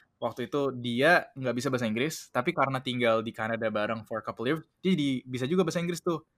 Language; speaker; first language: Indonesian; early bilingual, heritage; Indonesian